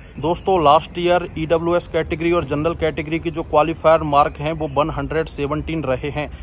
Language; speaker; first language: Hindi; native; Hindi